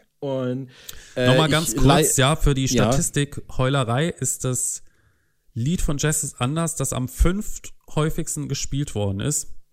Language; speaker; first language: German; native; German